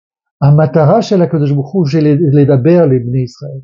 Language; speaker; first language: Hebrew; non-native, fluent; French